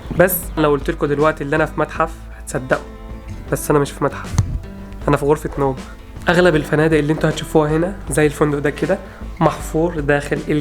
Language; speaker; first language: Arabic; native; Arabic